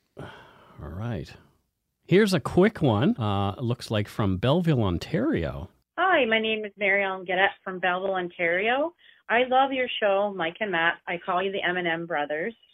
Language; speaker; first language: English; native; English